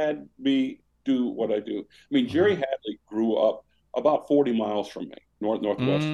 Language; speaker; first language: English; native; English